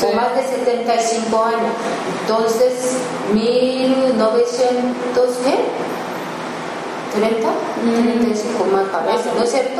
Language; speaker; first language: Spanish; non-native, learner; Japanese